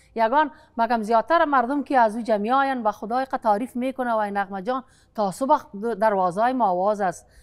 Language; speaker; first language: Persian; non-native, local second language; Pashto